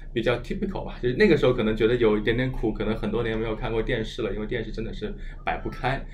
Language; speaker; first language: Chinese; native; Chinese